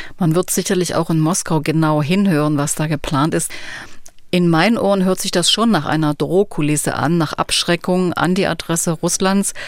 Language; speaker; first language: German; native; German